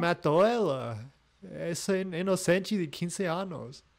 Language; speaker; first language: Portuguese; non-native, fluent; English